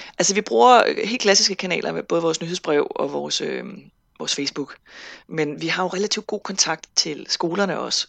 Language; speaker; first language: Danish; native; Danish